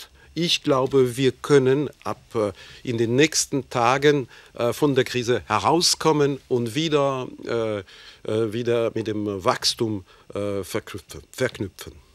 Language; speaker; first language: German; non-native, fluent; French